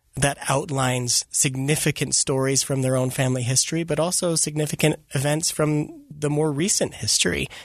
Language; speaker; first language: English; early bilingual, other home language; Filipino